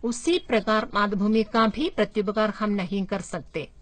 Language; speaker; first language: Hindi; non-native, local second language; Malayalam